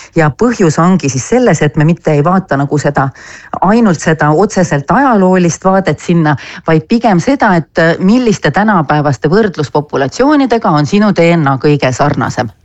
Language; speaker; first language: Estonian; native; Estonian